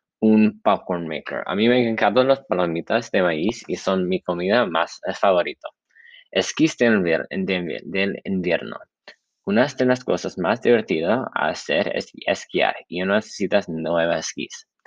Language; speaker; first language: Spanish; non-native, learner; English